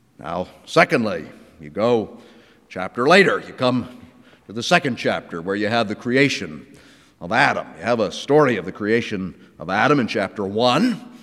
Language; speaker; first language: English; native; English